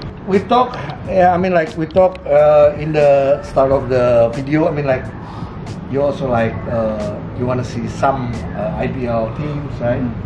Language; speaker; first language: English; non-native, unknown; Indonesian